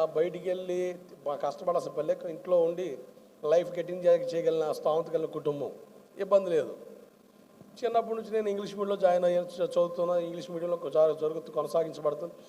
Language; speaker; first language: Telugu; non-native, local second language; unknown